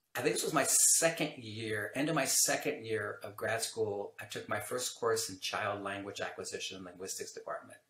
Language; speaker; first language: English; native; English